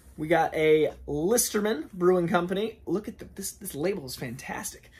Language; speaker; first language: English; native; English